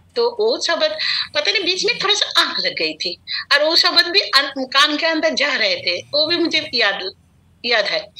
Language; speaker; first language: Hindi; non-native, local second language; Bangla